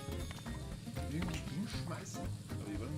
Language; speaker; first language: German; native; German